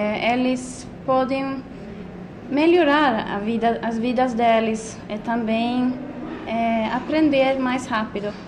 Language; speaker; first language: Portuguese; non-native, fluent; Swedish